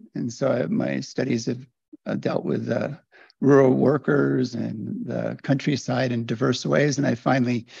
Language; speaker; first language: English; native; English